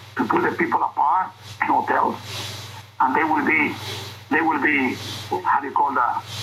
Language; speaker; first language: English; non-native, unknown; Spanish